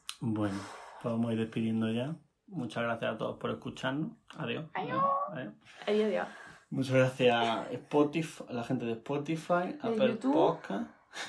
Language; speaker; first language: Spanish; native; Spanish